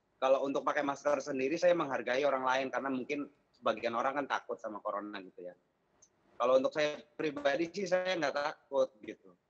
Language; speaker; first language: Indonesian; native; Indonesian